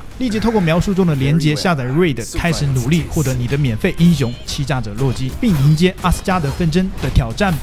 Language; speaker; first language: Chinese; native; Chinese